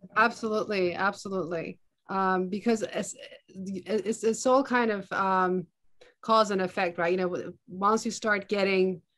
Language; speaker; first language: English; non-native, fluent; Turkish